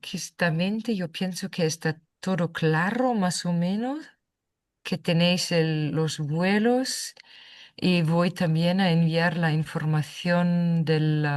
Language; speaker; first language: Spanish; non-native, fluent; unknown